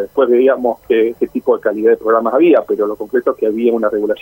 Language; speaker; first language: Spanish; native; Spanish